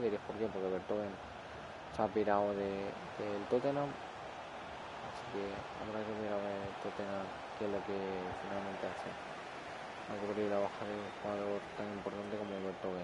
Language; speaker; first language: Spanish; native; Spanish